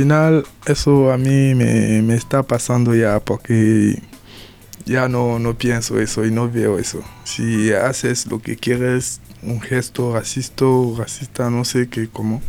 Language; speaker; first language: Spanish; non-native, learner; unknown